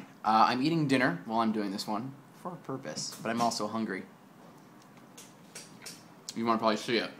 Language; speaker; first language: English; native; English